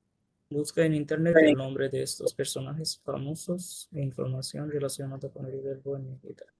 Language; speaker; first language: Spanish; non-native, fluent; Bangla